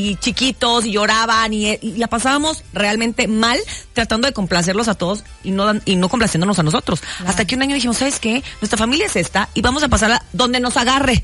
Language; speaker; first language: Spanish; native; Spanish